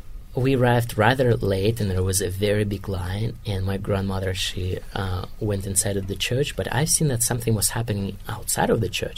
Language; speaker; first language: English; non-native, fluent; Kazakh